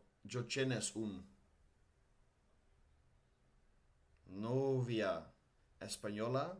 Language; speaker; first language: Spanish; non-native, learner; Dutch